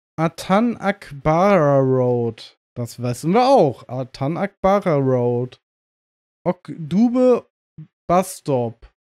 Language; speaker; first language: German; native; German